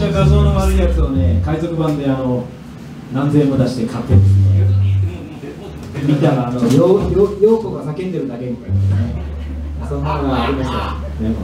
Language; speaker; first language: Japanese; native; Japanese